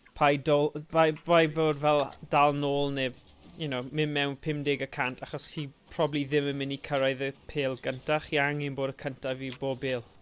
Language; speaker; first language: Welsh; non-native, local second language; English